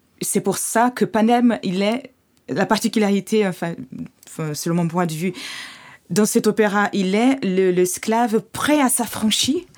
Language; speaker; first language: French; non-native, fluent; Portuguese